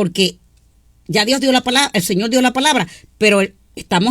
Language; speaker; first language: Spanish; native; Spanish